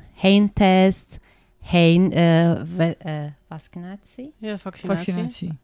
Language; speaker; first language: Dutch; non-native, fluent; Turkish